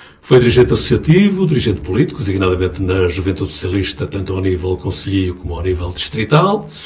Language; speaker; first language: Portuguese; native; Portuguese